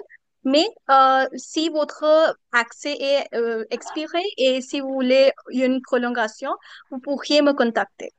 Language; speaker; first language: French; non-native, fluent; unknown